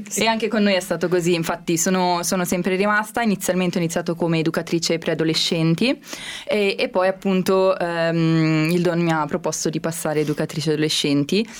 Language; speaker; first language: Italian; native; Italian